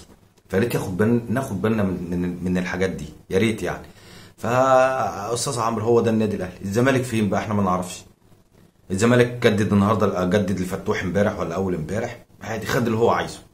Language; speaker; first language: Arabic; native; Arabic